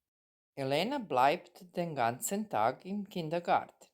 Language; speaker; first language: German; non-native, fluent; Serbian